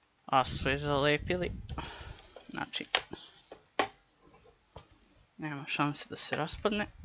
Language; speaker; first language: Croatian; native; Croatian